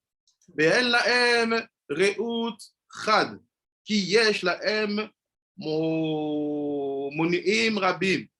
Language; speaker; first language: Hebrew; non-native, fluent; French